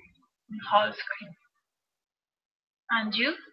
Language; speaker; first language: English; non-native, learner; Spanish